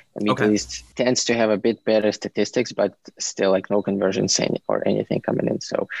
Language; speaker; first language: English; non-native, fluent; Ukrainian